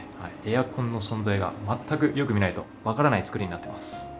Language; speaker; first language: Japanese; native; Japanese